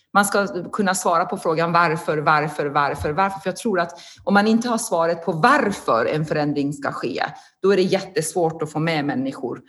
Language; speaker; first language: Swedish; non-native, fluent; Persian